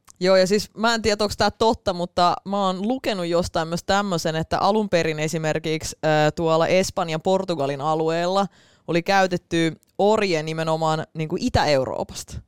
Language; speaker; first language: Finnish; early bilingual, other home language; Russian